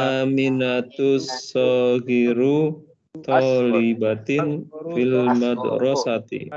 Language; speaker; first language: Arabic; non-native, learner; Indonesian